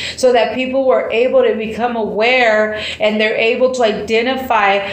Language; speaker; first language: English; early bilingual, other home language; Spanish